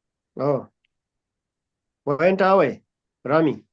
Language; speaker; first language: English; non-native, learner; Nepali